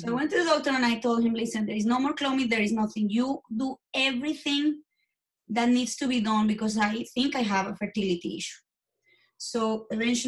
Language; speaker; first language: English; non-native, fluent; Spanish